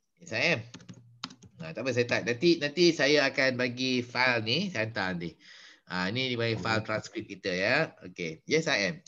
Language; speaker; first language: Malay; native; Malay